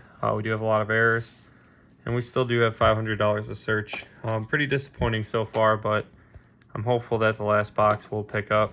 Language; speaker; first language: English; native; English